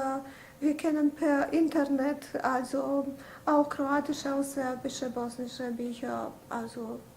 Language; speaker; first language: German; non-native, fluent; Bosnian